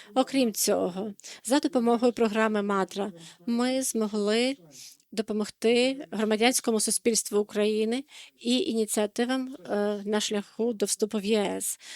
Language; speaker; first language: Ukrainian; non-native, fluent; Dutch